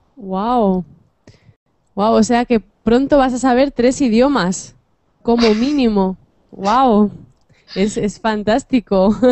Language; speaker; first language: Spanish; native; Spanish